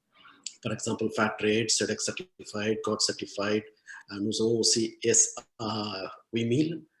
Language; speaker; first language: French; non-native, learner; Tamil